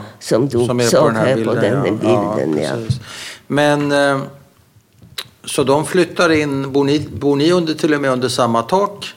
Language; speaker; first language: Swedish; native; Swedish